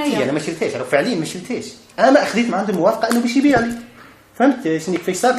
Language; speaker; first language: Arabic; native; Arabic